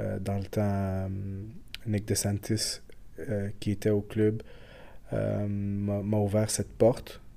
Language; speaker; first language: French; early bilingual, other home language; Portuguese